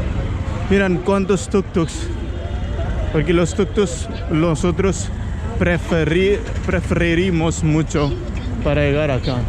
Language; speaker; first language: Spanish; non-native, learner; Hindi